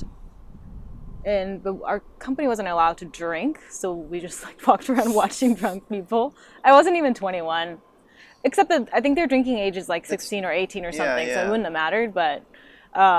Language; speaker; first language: English; non-native, fluent; Japanese